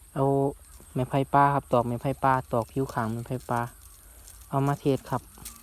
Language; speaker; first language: Thai; native; Thai